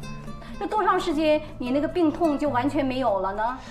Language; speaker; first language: Chinese; native; Chinese